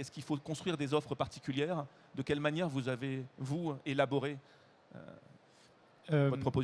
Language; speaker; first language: French; native; French